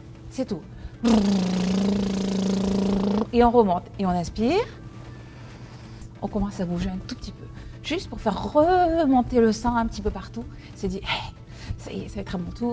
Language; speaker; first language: French; native; French